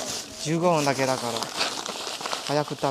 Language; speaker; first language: Japanese; non-native, learner; Burmese